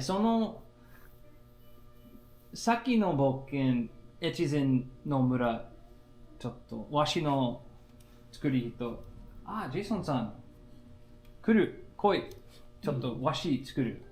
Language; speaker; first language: Japanese; non-native, learner; English